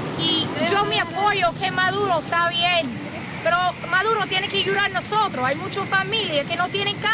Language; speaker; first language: Spanish; non-native, learner; English